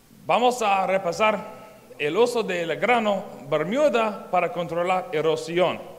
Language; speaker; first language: Spanish; non-native, learner; English